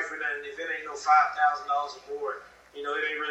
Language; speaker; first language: English; native; English